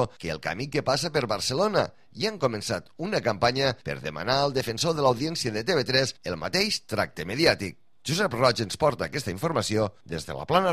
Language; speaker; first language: Catalan; native; Catalan